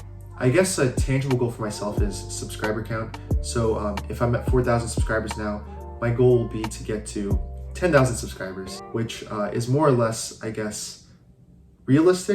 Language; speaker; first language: English; early bilingual, other home language; Chinese